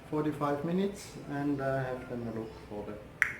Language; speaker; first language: English; non-native, learner; German